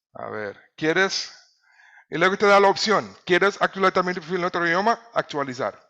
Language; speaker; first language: Spanish; non-native, fluent; English